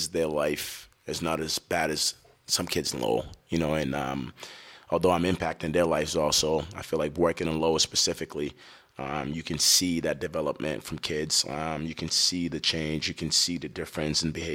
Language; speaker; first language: English; early bilingual, other home language; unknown